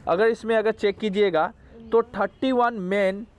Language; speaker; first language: Hindi; non-native, local second language; Assamese